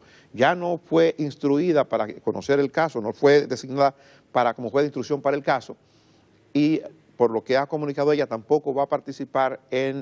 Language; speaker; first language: Spanish; native; Spanish